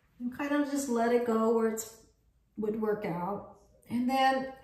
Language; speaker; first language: English; native; English